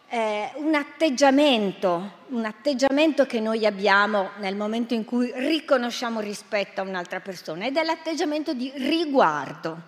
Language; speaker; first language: Italian; native; Italian